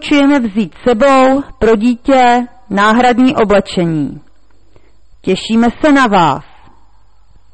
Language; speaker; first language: Czech; native; Czech